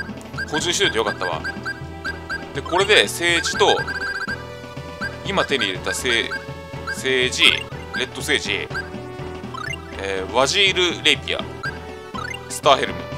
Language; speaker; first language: Japanese; native; Japanese